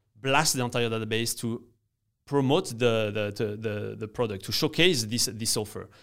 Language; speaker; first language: English; non-native, fluent; French